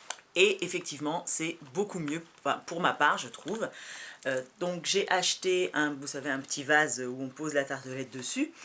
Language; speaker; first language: French; native; French